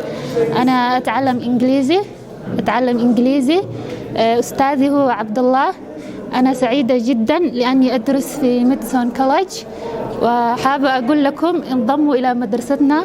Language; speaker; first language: Arabic; non-native, learner; Somali